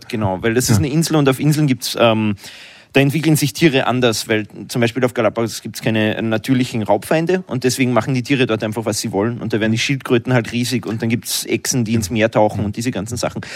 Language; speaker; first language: German; native; German